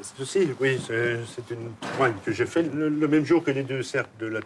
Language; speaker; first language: French; native; French